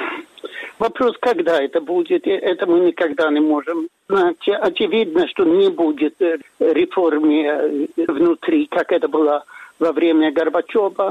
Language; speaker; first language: Russian; non-native, fluent; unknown